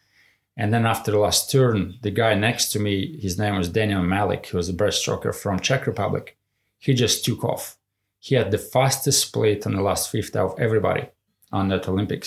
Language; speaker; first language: English; non-native, fluent; Latvian